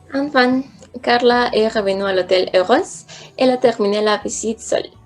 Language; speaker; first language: French; non-native, learner; Spanish